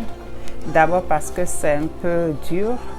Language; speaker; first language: French; non-native, local second language; Ewe